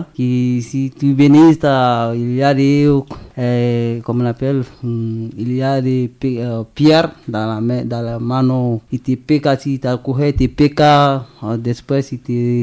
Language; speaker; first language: Spanish; non-native, learner; French